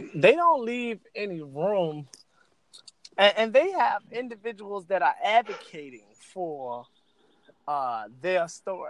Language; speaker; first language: English; native; English